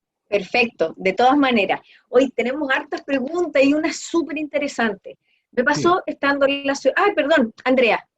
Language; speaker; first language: Spanish; native; Spanish